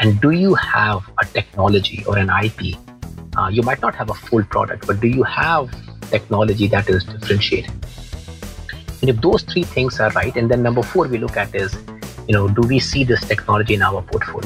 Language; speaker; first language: English; non-native, local second language; Hindi